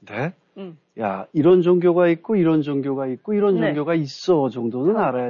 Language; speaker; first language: Korean; native; Korean